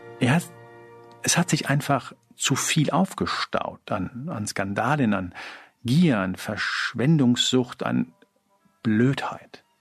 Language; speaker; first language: German; early bilingual, other home language; Spanish